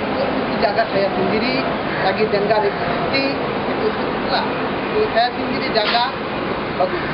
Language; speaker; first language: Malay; non-native, learner; Bangla